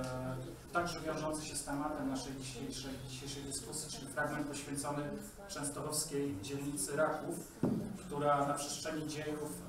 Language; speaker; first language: Polish; native; Polish